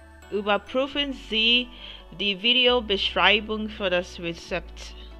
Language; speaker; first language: German; non-native, learner; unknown